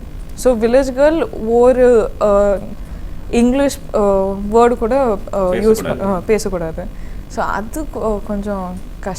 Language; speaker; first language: Tamil; non-native, learner; Kodava